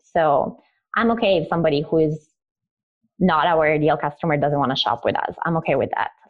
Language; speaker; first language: English; early bilingual, other home language; Italian